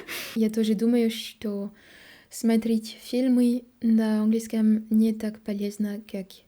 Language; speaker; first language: Russian; non-native, learner; French